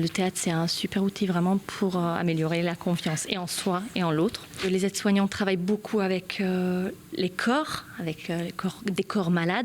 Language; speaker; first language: French; native; French